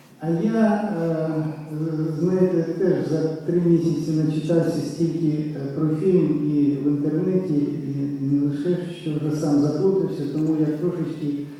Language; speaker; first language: Ukrainian; native; Ukrainian